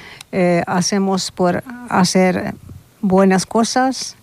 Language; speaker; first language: Spanish; non-native, learner; Hungarian